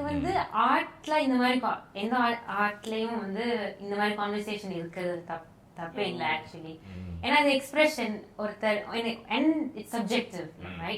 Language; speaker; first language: Tamil; early bilingual, heritage; Tamil